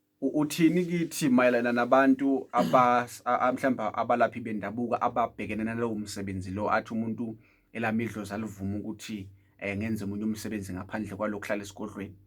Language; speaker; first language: Zulu; native; Zulu